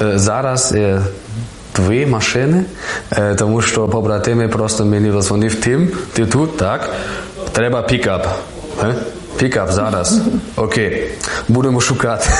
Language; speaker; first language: Ukrainian; non-native, learner; German